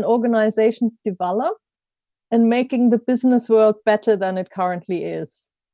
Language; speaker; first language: English; non-native, fluent; German